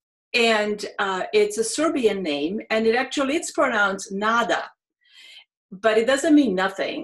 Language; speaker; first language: English; non-native, fluent; Serbian